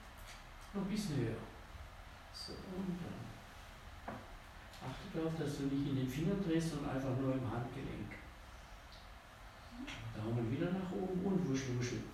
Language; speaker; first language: German; native; German